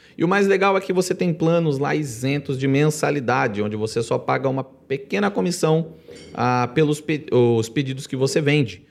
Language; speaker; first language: Portuguese; native; Portuguese